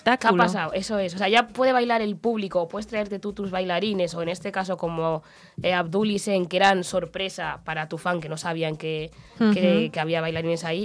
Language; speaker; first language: Spanish; native; Spanish